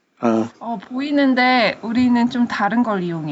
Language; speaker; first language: Korean; early bilingual, heritage; Korean